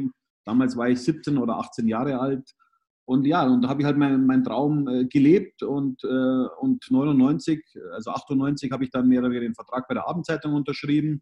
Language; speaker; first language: German; native; German